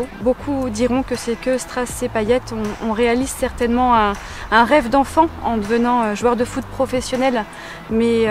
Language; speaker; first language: French; native; French